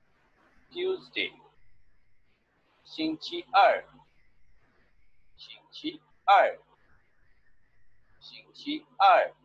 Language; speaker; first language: Chinese; non-native, learner; English